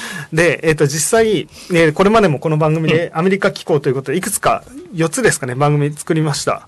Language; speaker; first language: Japanese; native; Japanese